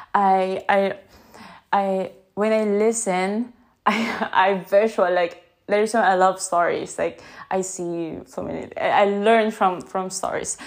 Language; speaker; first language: English; non-native, local second language; Filipino